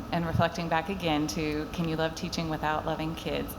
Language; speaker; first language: English; native; English